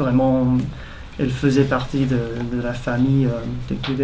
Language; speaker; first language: French; non-native, fluent; English